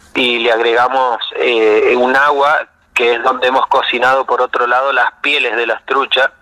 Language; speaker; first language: Spanish; native; Spanish